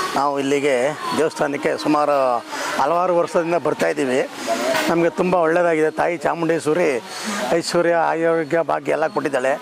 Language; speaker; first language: Kannada; native; Kannada